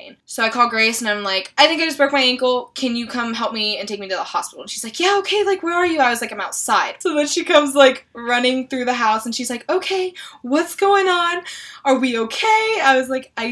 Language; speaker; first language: English; native; English